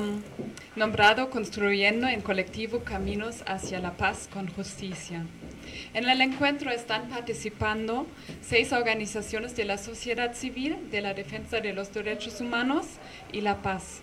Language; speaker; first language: Spanish; non-native, fluent; German